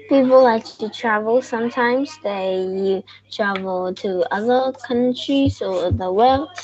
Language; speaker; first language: English; non-native, learner; Vietnamese